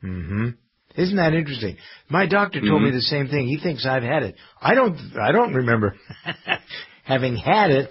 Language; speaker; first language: English; native; English